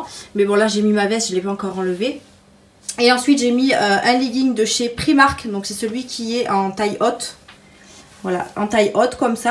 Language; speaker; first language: French; native; French